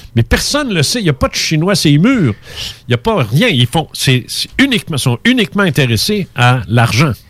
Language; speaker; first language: French; early bilingual, other home language; Spanish